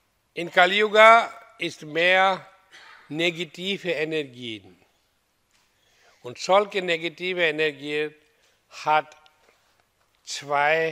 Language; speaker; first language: German; non-native, learner; Hindi